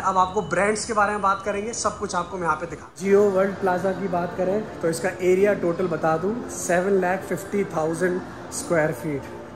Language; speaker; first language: Hindi; non-native, local second language; Marathi